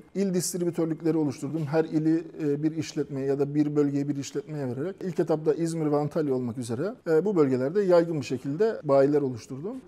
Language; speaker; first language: Turkish; native; Turkish